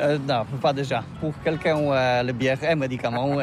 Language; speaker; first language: French; non-native, learner; Polish